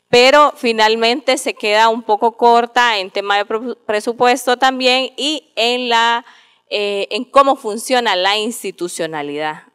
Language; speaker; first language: Spanish; native; Spanish